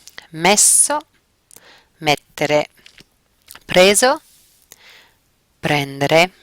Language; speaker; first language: Italian; non-native, fluent; English